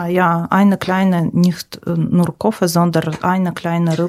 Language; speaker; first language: German; non-native, learner; Ukrainian